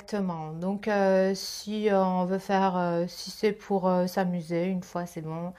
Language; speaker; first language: French; native; French